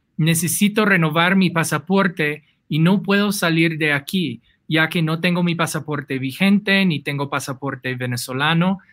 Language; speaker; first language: Spanish; non-native, fluent; English